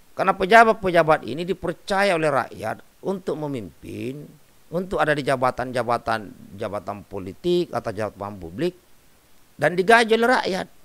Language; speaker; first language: Indonesian; native; Indonesian